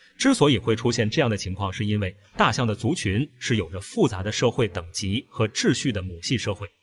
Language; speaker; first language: Chinese; native; Chinese